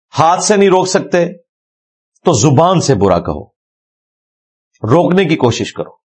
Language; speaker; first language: Urdu; non-native, local second language; Punjabi